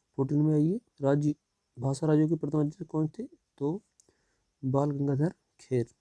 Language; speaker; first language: Hindi; native; Hindi